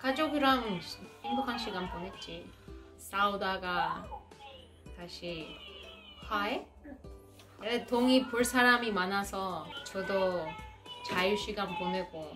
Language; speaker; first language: Korean; non-native, fluent; Russian